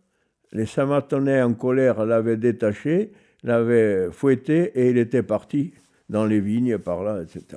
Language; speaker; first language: French; native; French